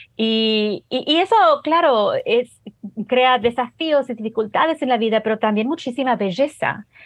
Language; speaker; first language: Spanish; early bilingual, heritage; Spanish